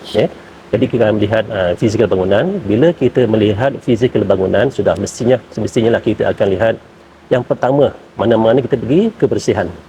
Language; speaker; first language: Malay; native; Malay